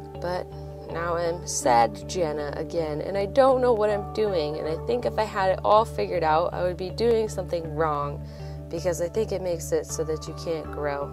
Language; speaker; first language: English; native; English